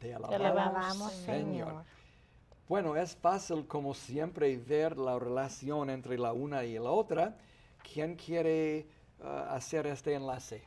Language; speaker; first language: Spanish; non-native, fluent; English